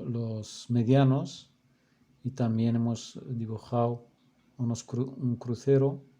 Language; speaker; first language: Spanish; non-native, fluent; Arabic